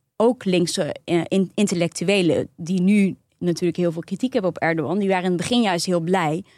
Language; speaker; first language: Dutch; early bilingual, other home language; Turkish